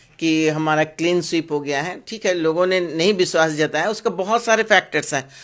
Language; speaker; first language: Hindi; non-native, local second language; Bangla